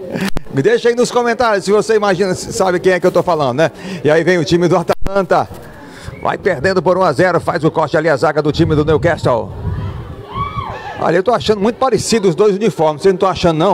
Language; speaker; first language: Portuguese; native; Portuguese